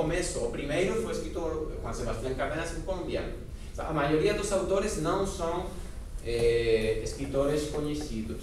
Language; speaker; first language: Portuguese; non-native, fluent; Spanish